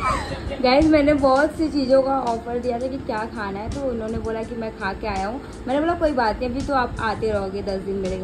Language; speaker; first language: Hindi; native; Hindi